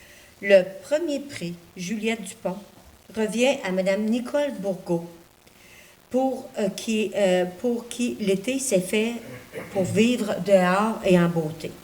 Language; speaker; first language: French; native; French